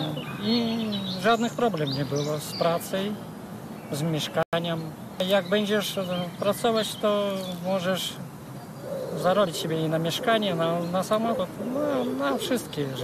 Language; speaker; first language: Polish; non-native, learner; Russian